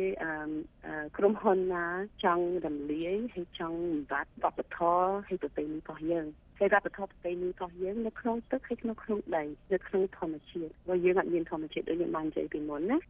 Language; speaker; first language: Khmer; early bilingual, heritage; Khmer